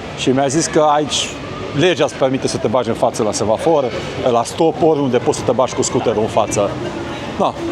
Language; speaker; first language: Romanian; non-native, local second language; Hungarian